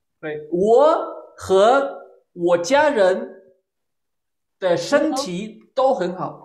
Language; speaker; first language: Chinese; non-native, fluent; Spanish